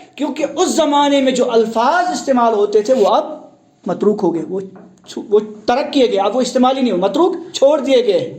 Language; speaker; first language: Urdu; non-native, local second language; Kashmiri